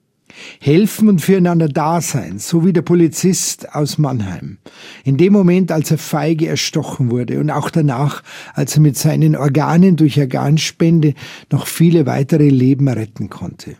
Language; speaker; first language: German; native; German